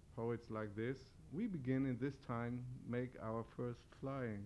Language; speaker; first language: English; non-native, learner; German